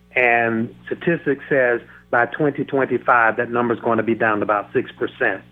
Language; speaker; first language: English; native; English